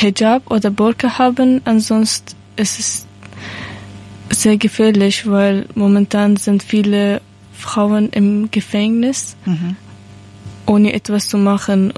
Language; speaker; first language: German; non-native, learner; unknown